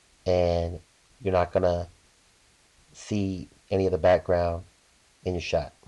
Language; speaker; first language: English; native; English